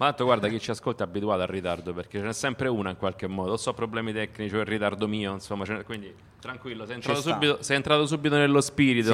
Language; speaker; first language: Italian; native; Italian